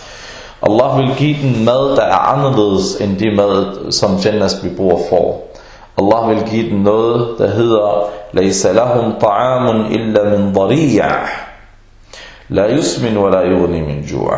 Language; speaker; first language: Danish; early bilingual, other home language; Arabic